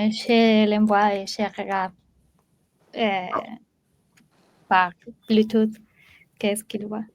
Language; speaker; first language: French; non-native, learner; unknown